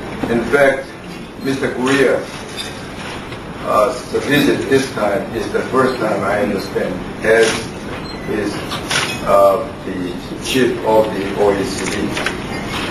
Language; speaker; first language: English; non-native, fluent; Korean